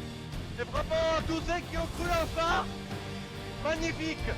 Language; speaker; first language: French; non-native, fluent; Italian